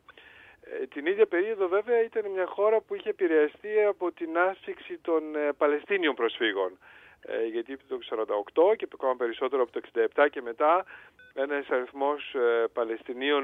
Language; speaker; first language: Greek; early bilingual, heritage; Greek